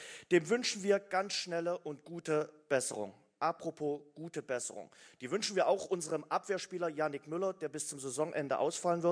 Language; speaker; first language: German; native; German